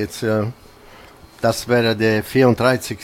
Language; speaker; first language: German; non-native, fluent; Italian